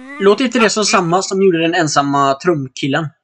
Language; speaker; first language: Swedish; native; Swedish